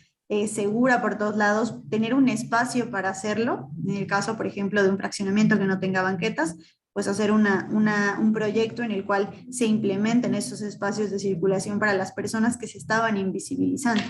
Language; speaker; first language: Spanish; native; Spanish